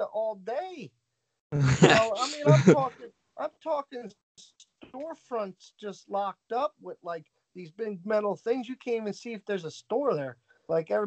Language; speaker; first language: English; native; English